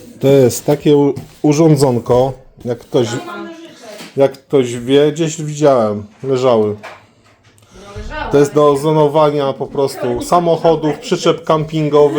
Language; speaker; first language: Polish; native; Polish